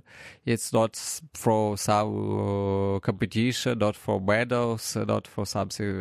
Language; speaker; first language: English; non-native, learner; Ukrainian